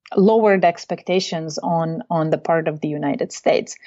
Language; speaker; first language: English; non-native, fluent; Bulgarian